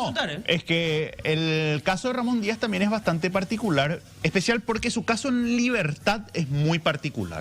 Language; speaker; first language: Spanish; native; Spanish